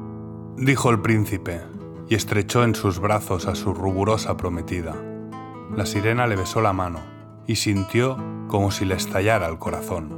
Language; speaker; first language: Spanish; native; Spanish